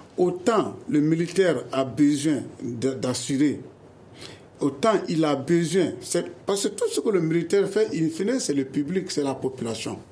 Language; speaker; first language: French; non-native, local second language; Bambara